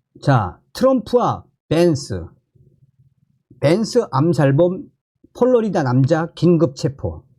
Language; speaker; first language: Korean; native; Korean